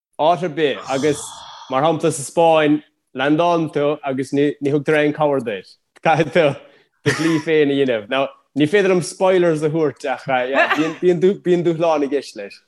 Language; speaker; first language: Irish; native; Irish